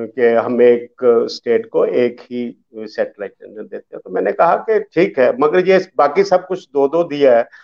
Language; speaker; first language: Hindi; early bilingual, other home language; Dogri